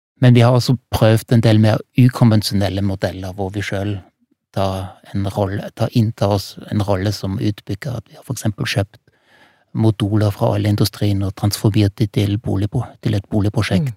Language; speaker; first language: Norwegian; non-native, fluent; German